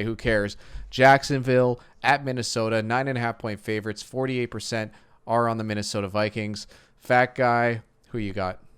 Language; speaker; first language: English; native; English